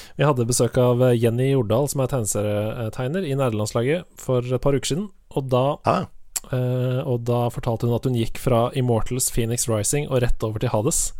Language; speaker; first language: Norwegian; native; Norwegian